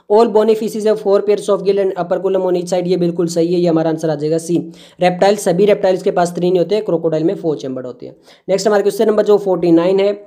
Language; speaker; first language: Hindi; native; Hindi